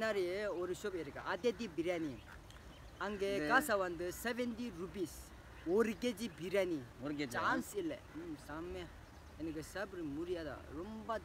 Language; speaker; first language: Tamil; non-native, learner; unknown